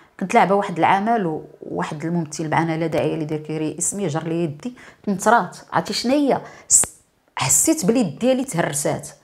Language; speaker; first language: Arabic; native; Arabic